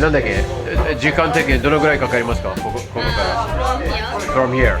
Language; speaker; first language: Japanese; non-native, learner; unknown